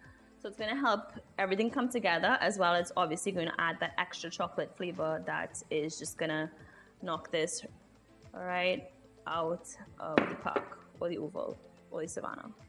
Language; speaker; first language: English; native; English